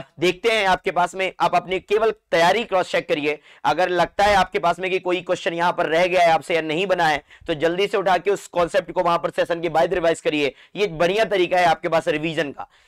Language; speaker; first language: Hindi; non-native, local second language; Marathi